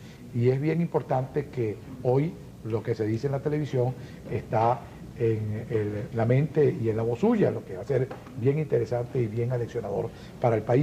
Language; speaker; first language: Spanish; native; Spanish